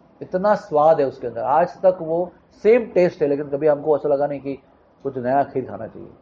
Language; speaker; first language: Hindi; non-native, local second language; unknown